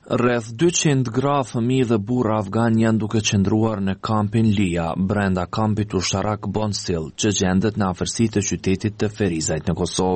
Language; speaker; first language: Albanian; native; Albanian